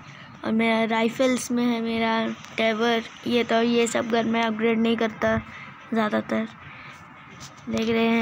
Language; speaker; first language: Hindi; non-native, local second language; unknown